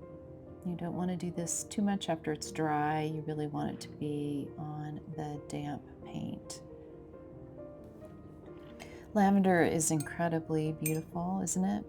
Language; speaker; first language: English; native; English